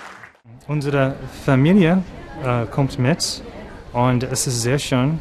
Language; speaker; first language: German; non-native, learner; English